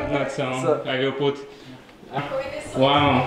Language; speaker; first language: English; non-native, learner; Russian